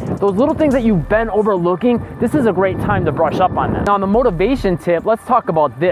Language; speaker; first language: English; native; English